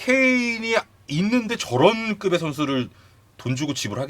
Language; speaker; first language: Korean; native; Korean